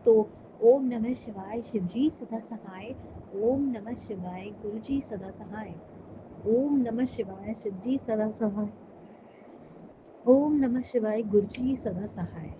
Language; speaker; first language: Hindi; native; Hindi